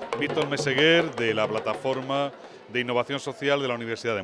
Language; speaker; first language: Spanish; native; Spanish